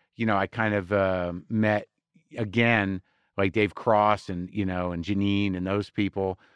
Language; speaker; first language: English; native; English